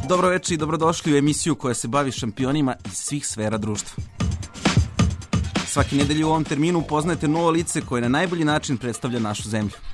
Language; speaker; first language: Serbian; native; Serbian